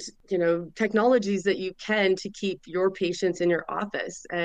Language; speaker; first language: English; native; English